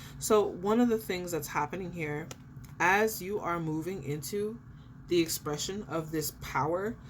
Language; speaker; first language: English; native; English